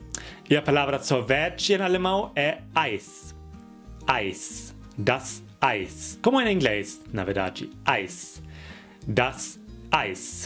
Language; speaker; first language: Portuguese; non-native, fluent; German